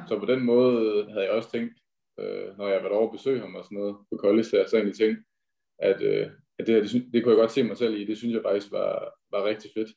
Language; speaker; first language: Danish; native; Danish